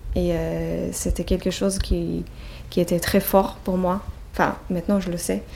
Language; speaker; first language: French; non-native, fluent; Hebrew